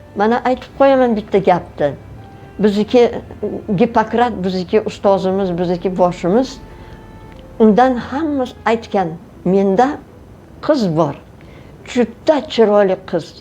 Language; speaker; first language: Uzbek; non-native, local second language; Russian